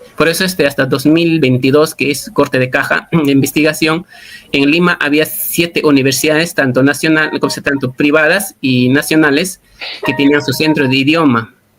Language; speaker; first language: Spanish; non-native, local second language; Quechua